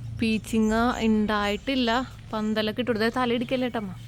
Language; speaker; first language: Malayalam; native; Malayalam